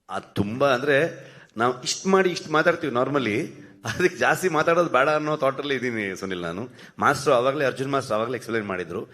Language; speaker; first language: Kannada; native; Kannada